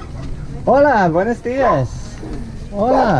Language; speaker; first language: Spanish; non-native, learner; English